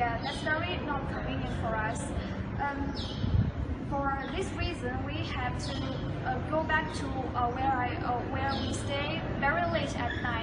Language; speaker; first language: English; non-native, learner; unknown